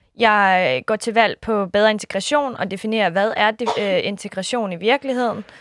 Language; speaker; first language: Danish; early bilingual, other home language; Kurdish